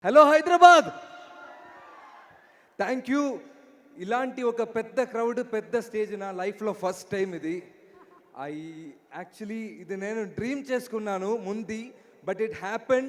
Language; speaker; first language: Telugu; non-native, learner; Malayalam